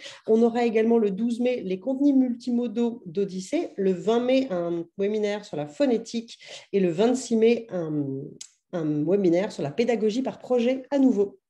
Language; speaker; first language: French; native; French